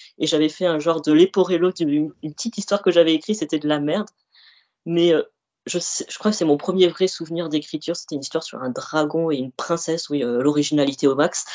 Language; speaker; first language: French; early bilingual, other home language; Arabic